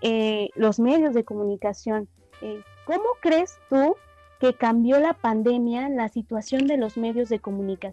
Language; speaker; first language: Spanish; native; Spanish